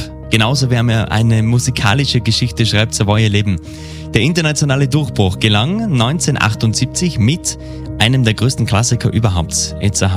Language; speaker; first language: German; native; German